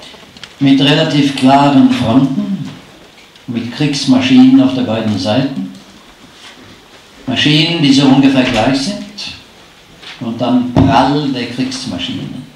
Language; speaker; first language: German; non-native, fluent; Norwegian